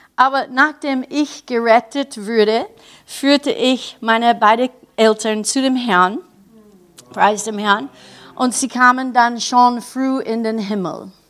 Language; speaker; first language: German; non-native, fluent; English